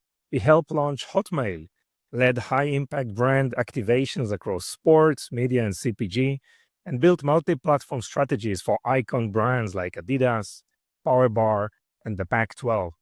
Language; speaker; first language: English; non-native, fluent; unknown